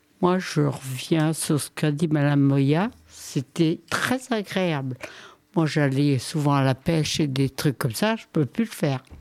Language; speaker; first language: French; native; French